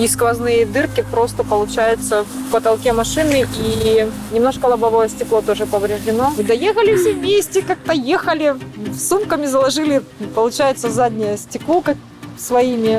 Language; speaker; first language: Russian; native; Russian